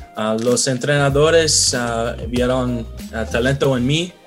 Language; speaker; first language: Spanish; non-native, learner; English